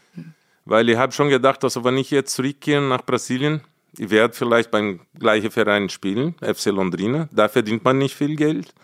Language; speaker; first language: German; non-native, fluent; Portuguese